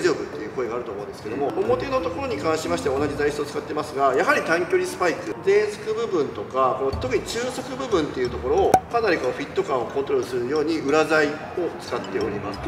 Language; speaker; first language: Japanese; native; Japanese